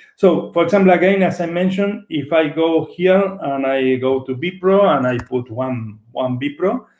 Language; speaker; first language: English; non-native, fluent; Spanish